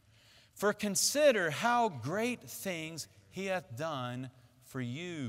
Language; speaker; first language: English; native; English